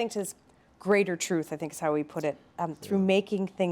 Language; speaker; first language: English; native; English